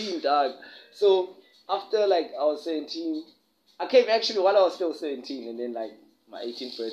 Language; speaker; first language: English; non-native, local second language; Xhosa